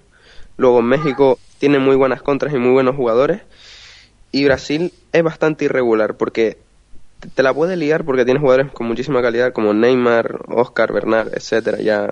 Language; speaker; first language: Spanish; native; Spanish